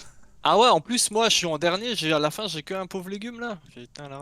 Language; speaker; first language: French; native; French